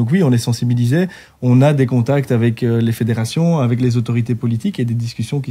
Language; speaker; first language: French; native; French